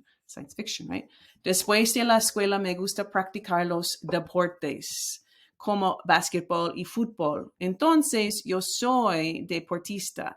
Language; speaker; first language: Spanish; non-native, fluent; English